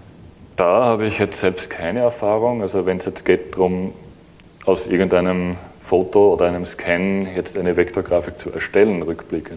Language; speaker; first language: German; native; German